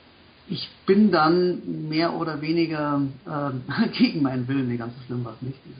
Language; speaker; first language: German; native; German